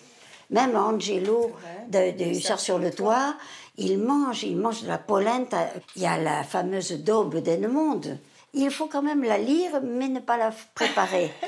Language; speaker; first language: French; native; French